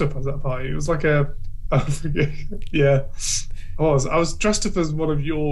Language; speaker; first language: English; native; English